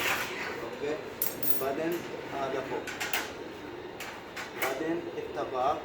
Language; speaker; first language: Arabic; non-native, learner; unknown